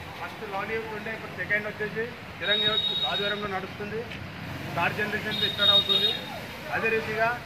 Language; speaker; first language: Telugu; native; Telugu